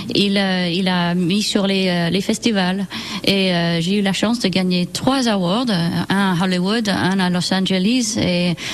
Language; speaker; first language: French; non-native, learner; English